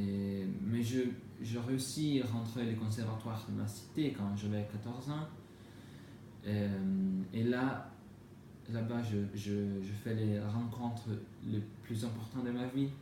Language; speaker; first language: French; non-native, learner; Italian